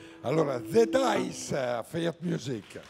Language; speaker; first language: Italian; native; Italian